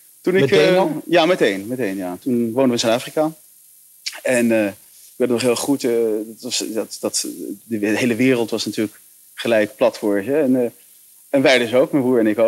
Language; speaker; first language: Dutch; native; Dutch